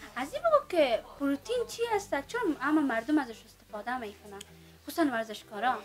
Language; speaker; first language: Persian; native; Persian